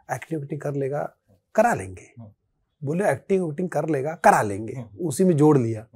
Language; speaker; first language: Hindi; native; Hindi